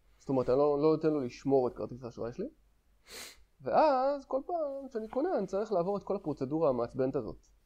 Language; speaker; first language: Hebrew; native; Hebrew